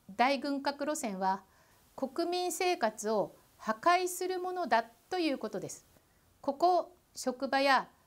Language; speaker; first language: Japanese; native; Japanese